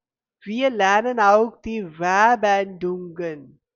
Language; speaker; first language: German; non-native, fluent; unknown